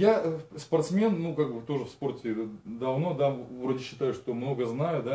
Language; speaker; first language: Russian; native; Russian